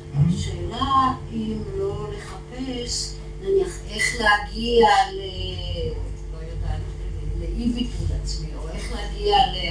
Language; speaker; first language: Hebrew; non-native, learner; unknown